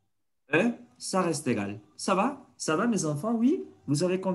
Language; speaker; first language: French; non-native, fluent; Spanish